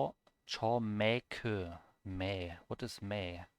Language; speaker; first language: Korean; non-native, learner; German